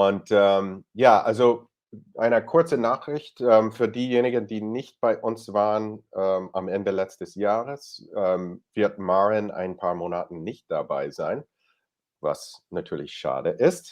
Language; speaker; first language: German; non-native, fluent; English